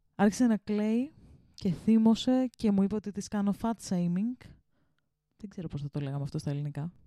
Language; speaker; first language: Greek; early bilingual, heritage; Greek